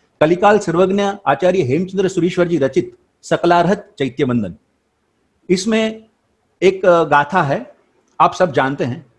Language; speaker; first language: Hindi; non-native, local second language; Gujarati